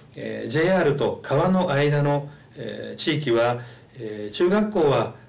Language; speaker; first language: Japanese; native; Japanese